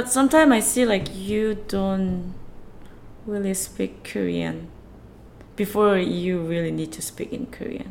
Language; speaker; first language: English; non-native, fluent; Korean